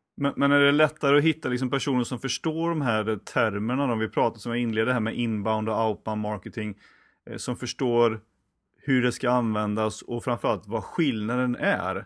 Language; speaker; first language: Swedish; native; Swedish